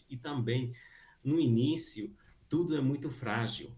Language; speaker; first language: Portuguese; non-native, fluent; Hungarian